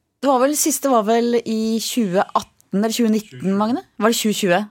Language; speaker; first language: Norwegian; native; Norwegian